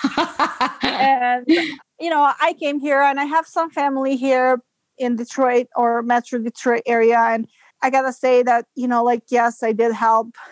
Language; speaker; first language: English; non-native, fluent; Serbian